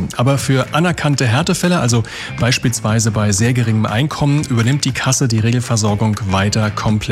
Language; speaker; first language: German; native; German